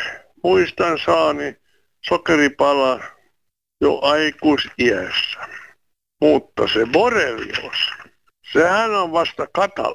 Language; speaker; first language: Finnish; native; Finnish